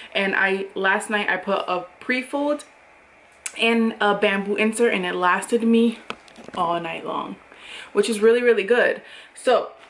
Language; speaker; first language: English; native; English